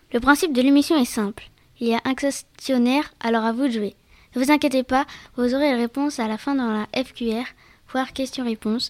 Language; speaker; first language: French; native; French